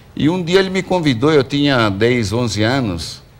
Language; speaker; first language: Portuguese; early bilingual, other home language; Greek